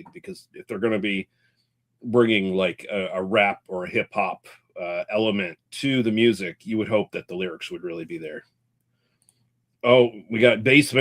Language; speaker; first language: English; native; English